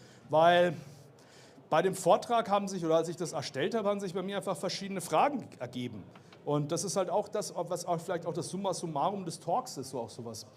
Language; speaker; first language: German; native; German